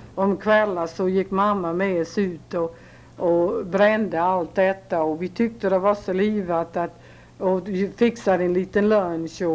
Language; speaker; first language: Swedish; early bilingual, heritage; Swedish